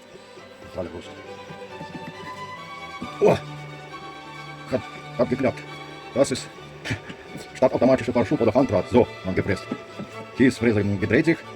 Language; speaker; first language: German; non-native, learner; Russian